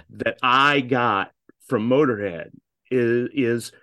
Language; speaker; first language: English; native; English